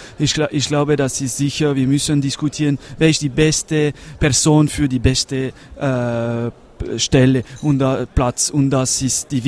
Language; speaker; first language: German; non-native, learner; French